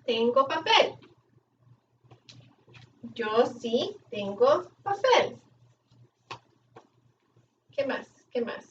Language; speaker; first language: Spanish; non-native, fluent; English